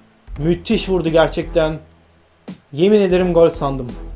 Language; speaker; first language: Turkish; native; Turkish